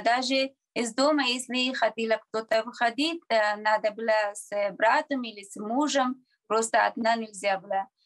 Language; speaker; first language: Russian; non-native, learner; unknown